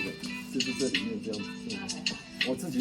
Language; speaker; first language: Chinese; native; Chinese